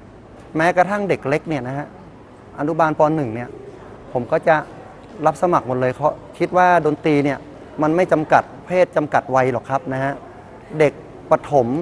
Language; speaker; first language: Thai; native; Thai